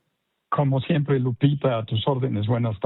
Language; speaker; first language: Spanish; native; Spanish